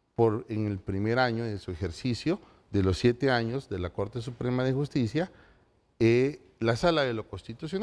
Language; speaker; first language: Spanish; native; Spanish